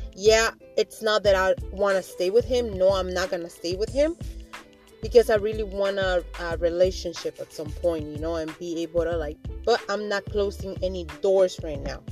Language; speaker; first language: English; early bilingual, other home language; Spanish